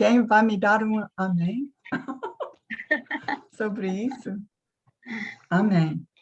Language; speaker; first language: Portuguese; non-native, fluent; English